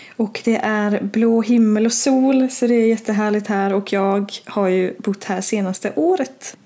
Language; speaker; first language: Swedish; early bilingual, other home language; Norwegian